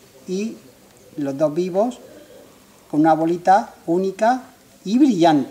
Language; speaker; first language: Spanish; native; Spanish